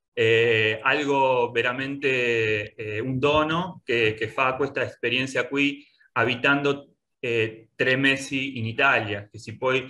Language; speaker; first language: Italian; non-native, learner; Spanish